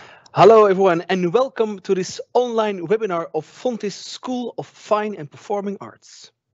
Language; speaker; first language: English; non-native, fluent; Dutch